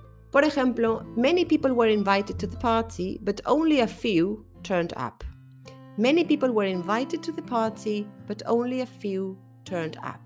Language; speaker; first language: English; non-native, fluent; Spanish